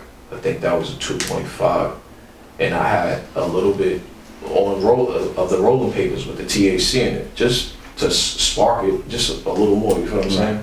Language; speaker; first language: English; native; English